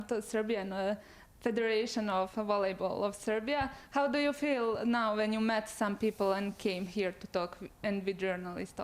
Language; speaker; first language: English; non-native, fluent; Serbian